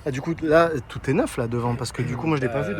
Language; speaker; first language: French; native; French